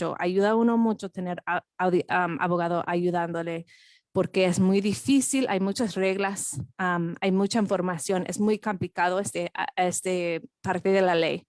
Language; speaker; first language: Spanish; non-native, fluent; English